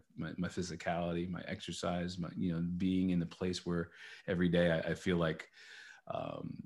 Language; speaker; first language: English; native; English